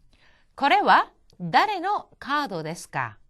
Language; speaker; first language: Japanese; non-native, fluent; Korean